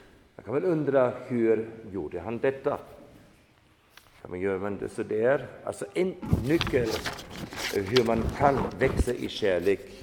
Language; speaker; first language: Swedish; non-native, fluent; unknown